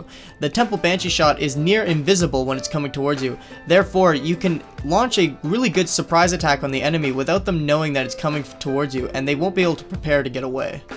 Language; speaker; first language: English; native; English